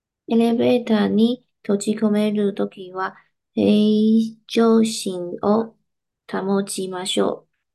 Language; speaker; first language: Japanese; non-native, learner; Chinese